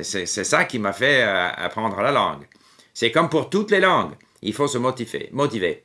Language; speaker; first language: French; non-native, fluent; English